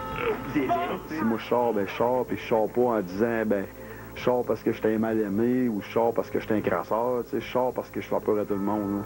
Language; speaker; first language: French; native; French